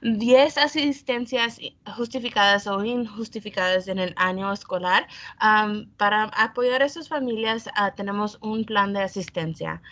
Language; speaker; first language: Spanish; early bilingual, heritage; Spanish